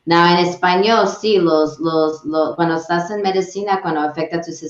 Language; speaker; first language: Spanish; early bilingual, heritage; English